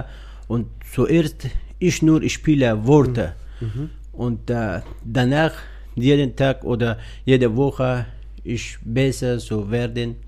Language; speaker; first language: German; non-native, learner; Persian